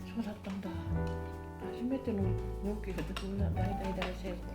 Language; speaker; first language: Japanese; native; Japanese